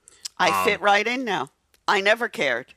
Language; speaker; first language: English; native; English